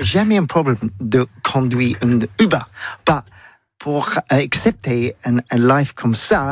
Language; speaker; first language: French; non-native, learner; English